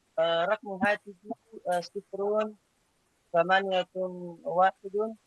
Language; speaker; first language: Arabic; non-native, learner; Indonesian